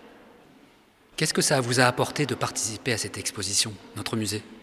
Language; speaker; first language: French; native; French